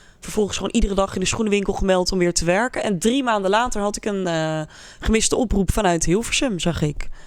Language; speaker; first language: Dutch; native; Dutch